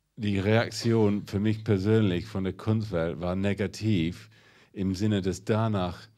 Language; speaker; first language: German; non-native, fluent; English